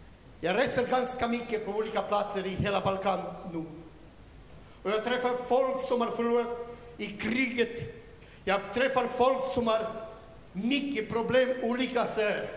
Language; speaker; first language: Swedish; non-native, learner; Romanian